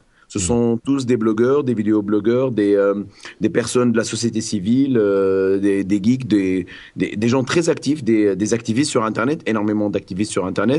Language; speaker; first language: French; non-native, local second language; Arabic